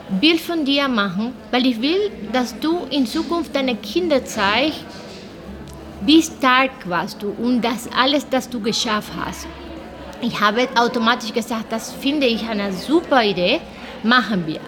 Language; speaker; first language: German; non-native, fluent; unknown